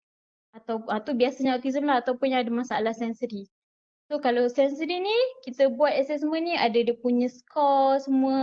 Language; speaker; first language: Malay; native; Malay